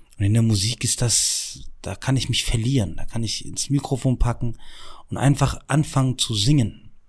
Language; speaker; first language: German; early bilingual, other home language; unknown